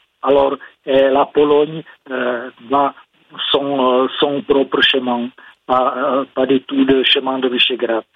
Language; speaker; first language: French; non-native, fluent; Czech